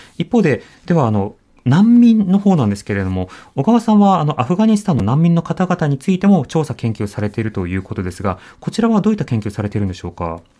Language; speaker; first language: Japanese; native; Japanese